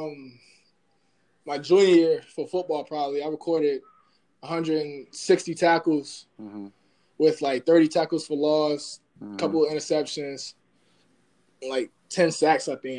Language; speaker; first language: English; native; English